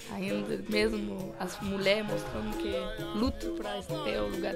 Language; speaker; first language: Portuguese; non-native, fluent; French